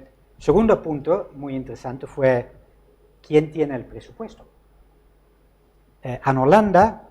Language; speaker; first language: Spanish; non-native, fluent; Dutch